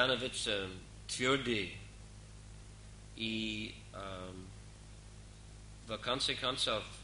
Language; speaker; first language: Russian; non-native, fluent; English